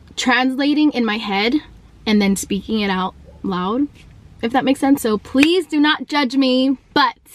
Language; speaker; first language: English; early bilingual, other home language; Spanish